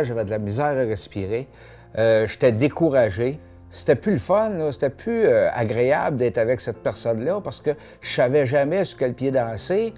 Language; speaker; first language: French; native; French